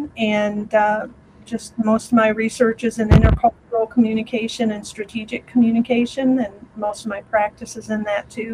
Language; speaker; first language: English; native; English